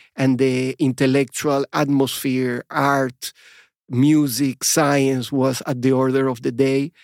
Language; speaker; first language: English; non-native, fluent; Spanish